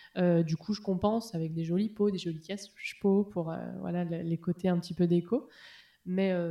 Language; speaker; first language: French; native; French